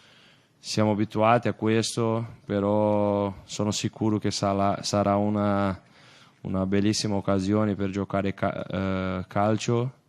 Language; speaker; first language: Italian; non-native, fluent; Portuguese